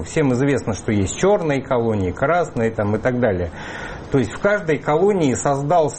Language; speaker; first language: Russian; native; Russian